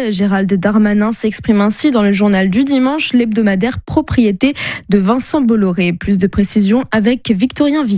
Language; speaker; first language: French; native; French